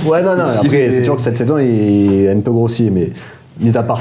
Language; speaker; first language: French; native; French